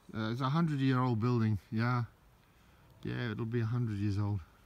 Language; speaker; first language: English; native; English